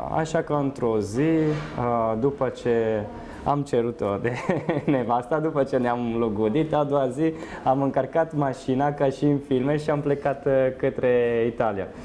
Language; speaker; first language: Romanian; non-native, fluent; Italian